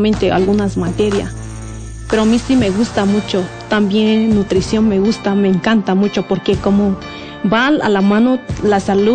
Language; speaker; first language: Spanish; non-native, local second language; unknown